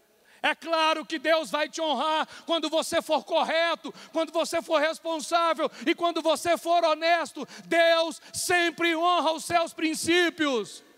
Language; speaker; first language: Portuguese; native; Portuguese